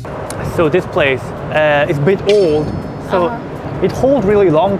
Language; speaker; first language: English; non-native, learner; Korean